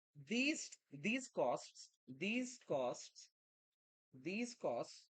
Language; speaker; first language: English; non-native, local second language; Telugu